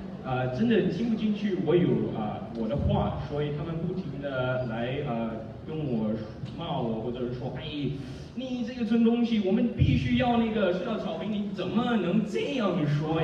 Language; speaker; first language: Chinese; early bilingual, heritage; Chinese